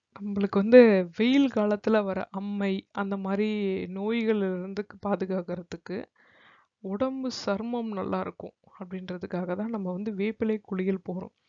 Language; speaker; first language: Tamil; native; Tamil